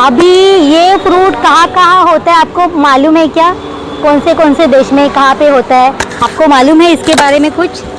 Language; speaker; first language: Hindi; non-native, local second language; Marathi